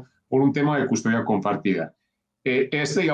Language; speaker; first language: Spanish; native; Spanish